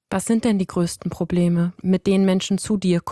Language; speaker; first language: German; native; German